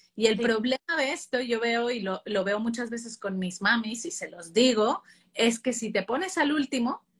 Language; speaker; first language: Spanish; native; Spanish